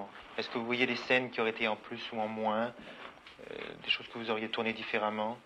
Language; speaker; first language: French; native; French